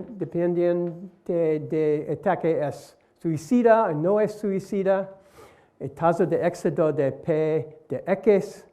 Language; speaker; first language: Spanish; non-native, learner; English